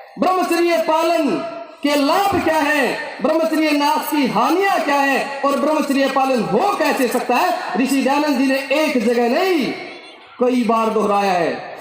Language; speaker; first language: Hindi; native; Hindi